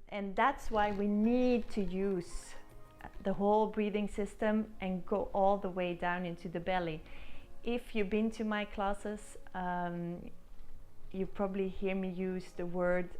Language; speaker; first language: English; non-native, fluent; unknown